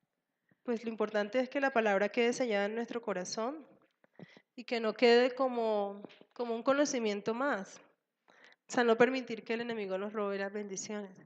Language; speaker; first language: Spanish; native; Spanish